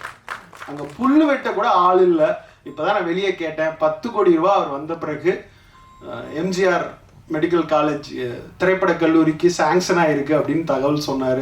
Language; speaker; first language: Tamil; native; Tamil